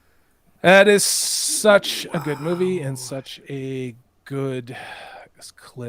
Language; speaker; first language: English; native; English